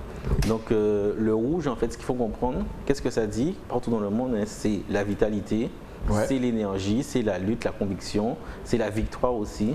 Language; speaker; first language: French; native; French